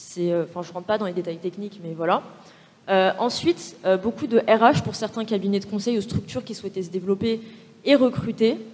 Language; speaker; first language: French; native; French